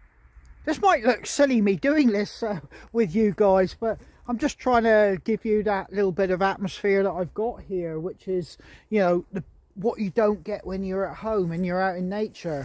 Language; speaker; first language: English; native; English